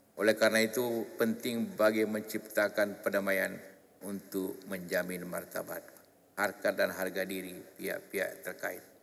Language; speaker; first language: Indonesian; non-native, local second language; Buginese